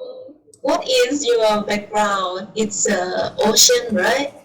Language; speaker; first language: English; non-native, learner; Thai